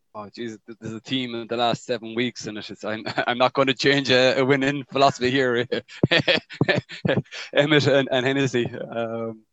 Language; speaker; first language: English; native; English